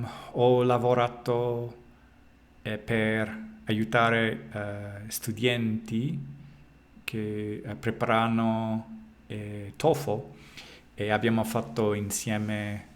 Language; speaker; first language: Italian; non-native, learner; English